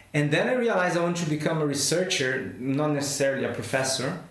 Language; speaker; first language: English; non-native, fluent; Portuguese